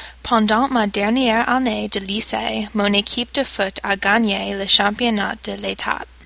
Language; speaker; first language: French; non-native, learner; English